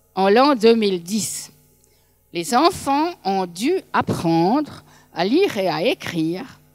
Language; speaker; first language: French; native; French